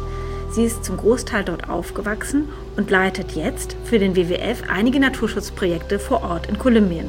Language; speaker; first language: German; native; German